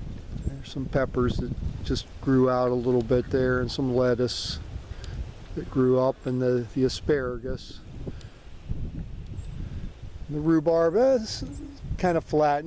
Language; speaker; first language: English; native; English